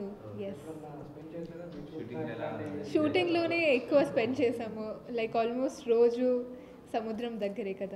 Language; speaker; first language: Telugu; non-native, fluent; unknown